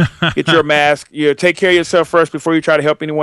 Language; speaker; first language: English; native; English